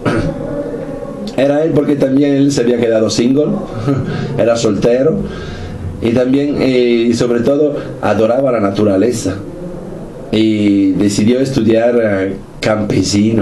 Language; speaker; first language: Spanish; non-native, fluent; Italian